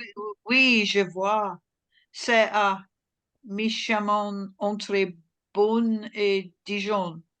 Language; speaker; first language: French; non-native, learner; English